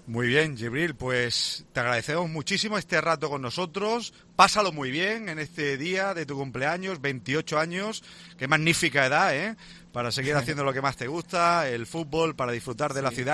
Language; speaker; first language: Spanish; native; Spanish